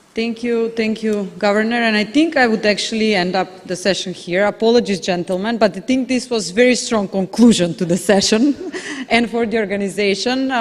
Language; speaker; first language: English; non-native, fluent; Macedonian